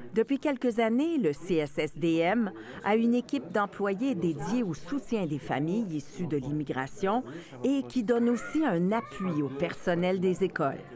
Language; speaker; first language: French; native; French